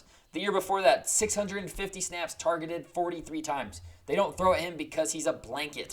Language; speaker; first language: English; native; English